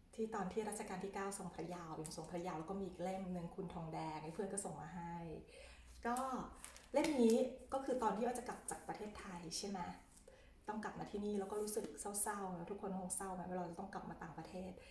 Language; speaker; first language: Thai; native; Thai